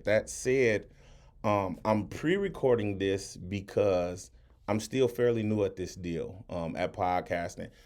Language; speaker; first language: English; native; English